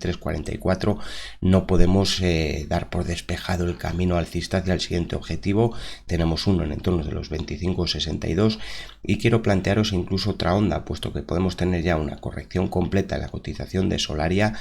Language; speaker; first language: Spanish; native; Spanish